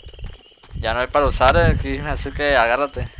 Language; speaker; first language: Spanish; native; Spanish